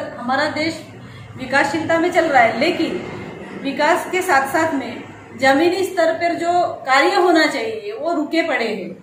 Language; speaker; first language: Hindi; non-native, local second language; Marathi